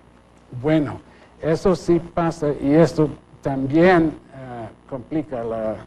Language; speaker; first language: Spanish; non-native, fluent; English